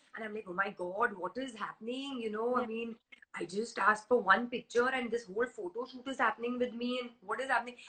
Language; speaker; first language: English; non-native, local second language; Hindi